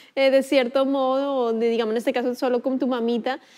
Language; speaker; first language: Spanish; native; Spanish